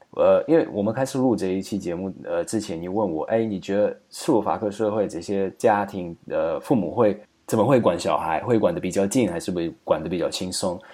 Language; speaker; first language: Chinese; non-native, fluent; Slovak